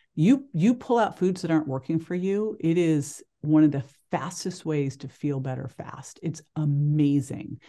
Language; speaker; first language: English; native; English